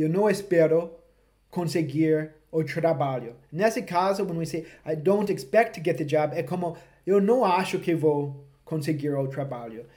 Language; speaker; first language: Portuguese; non-native, fluent; English